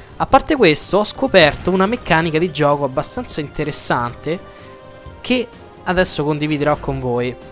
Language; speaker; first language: Italian; native; Italian